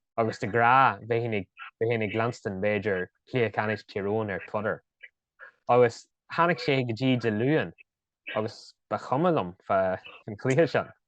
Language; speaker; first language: Irish; native; Irish